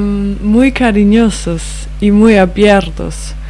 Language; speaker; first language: Spanish; non-native, fluent; Danish